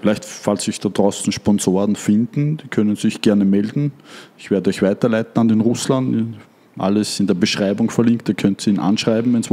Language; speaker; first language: German; native; German